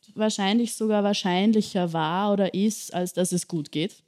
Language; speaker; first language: German; native; German